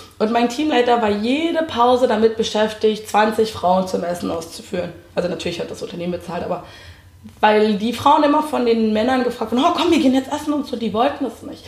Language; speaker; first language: German; native; German